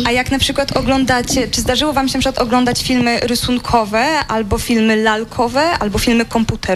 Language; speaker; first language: Polish; native; Polish